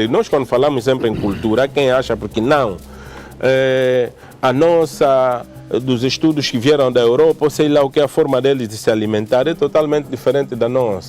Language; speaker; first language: Portuguese; native; Portuguese